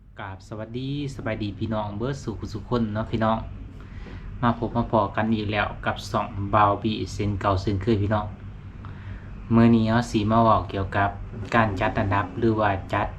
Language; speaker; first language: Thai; non-native, local second language; Lao